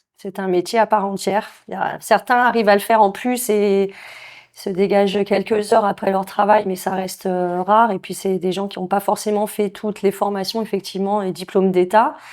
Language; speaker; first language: French; native; French